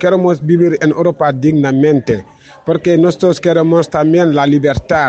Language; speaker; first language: Spanish; non-native, learner; Wolof